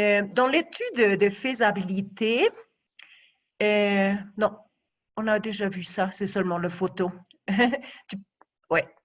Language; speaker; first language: French; non-native, fluent; Spanish